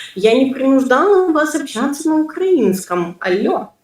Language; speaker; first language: Russian; native; Russian